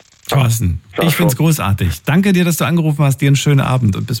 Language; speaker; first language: German; native; German